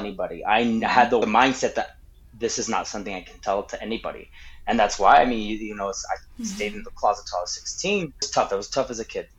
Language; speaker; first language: English; native; English